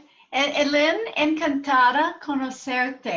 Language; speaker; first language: Spanish; non-native, learner; English